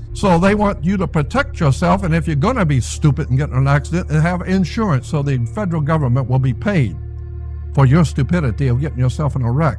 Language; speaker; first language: English; native; English